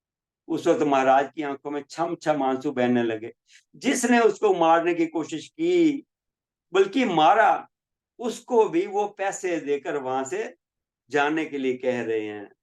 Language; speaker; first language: Hindi; native; Hindi